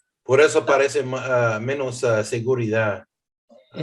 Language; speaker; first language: Spanish; early bilingual, heritage; English